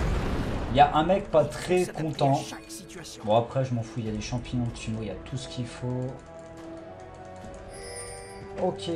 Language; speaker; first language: French; native; French